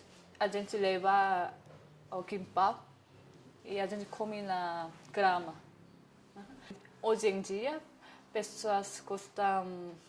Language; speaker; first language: Portuguese; non-native, learner; Korean